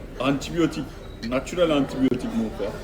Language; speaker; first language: French; non-native, learner; Turkish